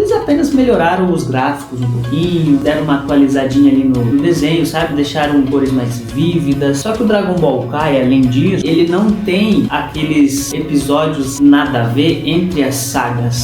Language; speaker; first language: Portuguese; native; Portuguese